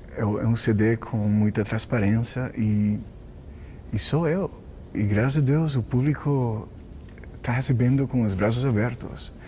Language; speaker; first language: Portuguese; non-native, fluent; Spanish